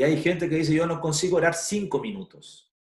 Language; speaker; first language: Spanish; native; Spanish